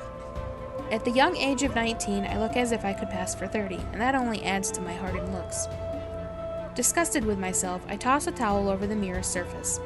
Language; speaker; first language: English; native; English